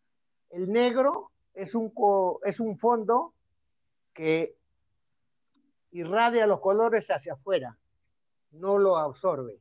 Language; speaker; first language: Spanish; native; Spanish